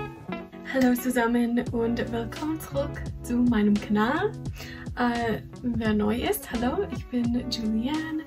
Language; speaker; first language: German; non-native, fluent; English